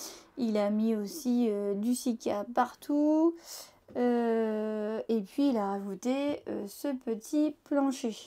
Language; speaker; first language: French; native; French